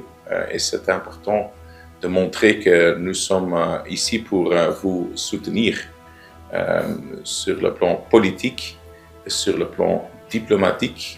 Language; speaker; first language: French; non-native, local second language; Dutch